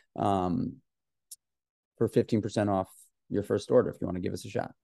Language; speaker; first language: English; native; English